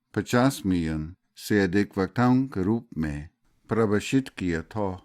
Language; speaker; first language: Hindi; non-native, fluent; English